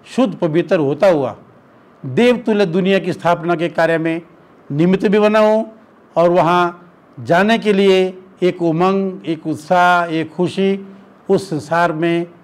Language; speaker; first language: Hindi; native; Hindi